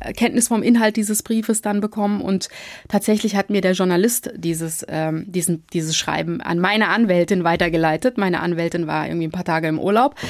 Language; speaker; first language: German; native; German